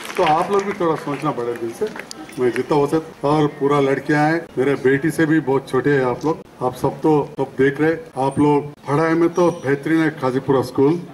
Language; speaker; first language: Hindi; non-native, local second language; Telugu